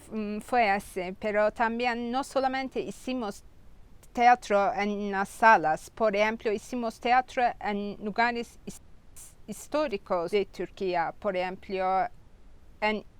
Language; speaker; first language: Spanish; non-native, fluent; Turkish